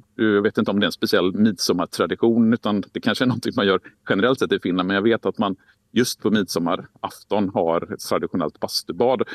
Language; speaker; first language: Swedish; native; Swedish